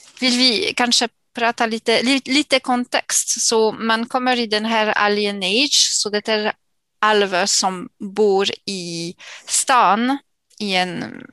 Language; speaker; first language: Swedish; non-native, fluent; English